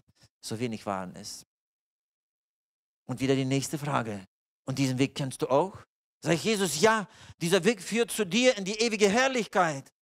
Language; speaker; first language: German; non-native, fluent; Russian